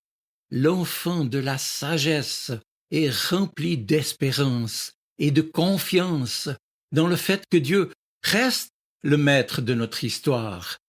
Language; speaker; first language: French; native; French